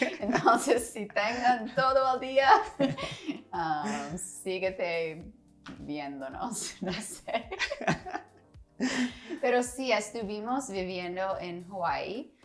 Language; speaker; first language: Spanish; non-native, learner; English